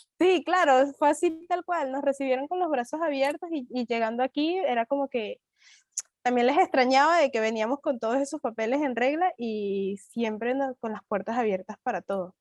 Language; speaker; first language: Spanish; native; Spanish